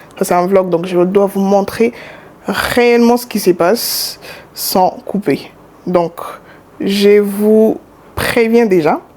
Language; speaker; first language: French; non-native, local second language; Lingala